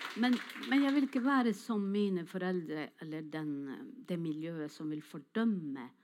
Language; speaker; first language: Norwegian; non-native, local second language; Northern Sami